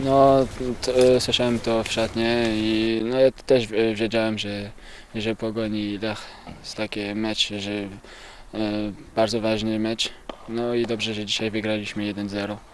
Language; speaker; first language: Polish; non-native, learner; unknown